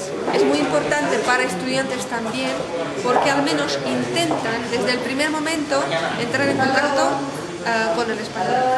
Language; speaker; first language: Spanish; non-native, fluent; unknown